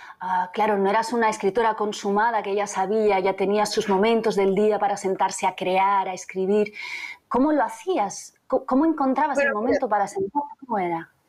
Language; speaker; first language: Spanish; native; Spanish